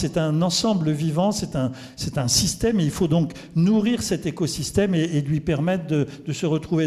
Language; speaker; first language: French; native; French